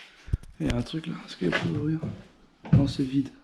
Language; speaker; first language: French; native; French